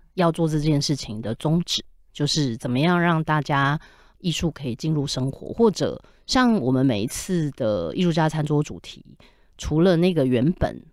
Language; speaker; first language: Chinese; native; Chinese